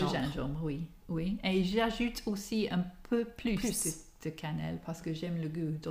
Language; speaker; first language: French; non-native, fluent; English